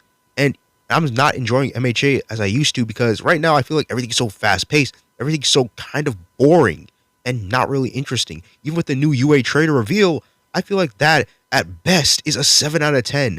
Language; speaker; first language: English; native; English